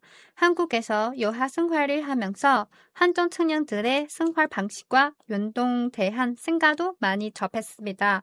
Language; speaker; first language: Korean; non-native, fluent; Chinese